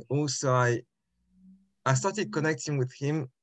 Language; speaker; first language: English; non-native, fluent; French